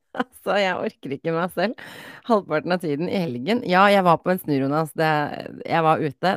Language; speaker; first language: Norwegian; native; Norwegian